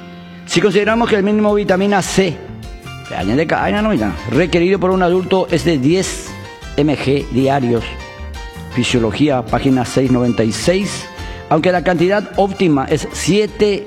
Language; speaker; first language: Spanish; native; Spanish